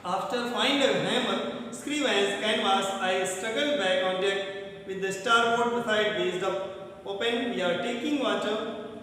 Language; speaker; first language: English; non-native, local second language; Hindi